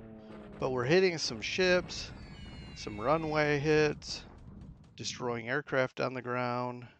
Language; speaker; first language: English; native; English